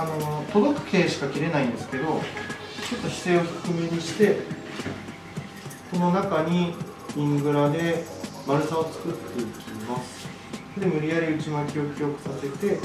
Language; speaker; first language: Japanese; native; Japanese